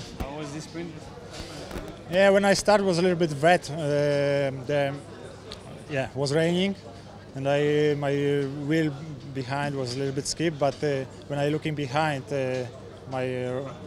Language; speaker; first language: English; non-native, learner; Polish